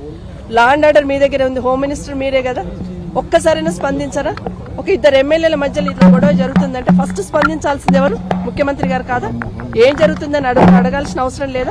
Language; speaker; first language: Telugu; native; Telugu